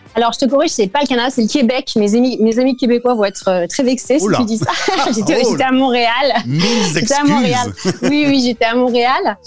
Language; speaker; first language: French; native; French